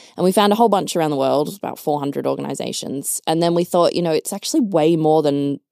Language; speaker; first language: English; native; English